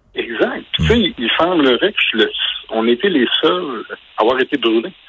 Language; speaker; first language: French; native; French